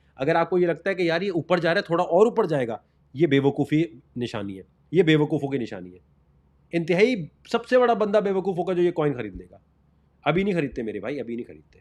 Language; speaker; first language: Urdu; native; Urdu